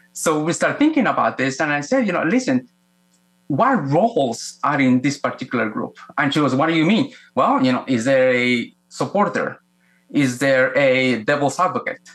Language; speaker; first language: English; non-native, fluent; Spanish